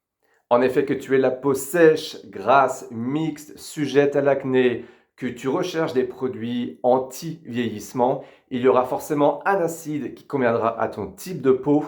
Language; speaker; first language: French; native; French